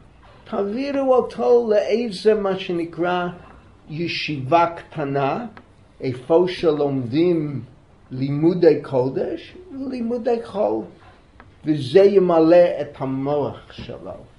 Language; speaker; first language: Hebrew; non-native, fluent; English